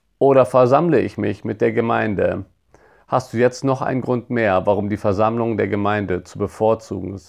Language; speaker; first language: German; native; German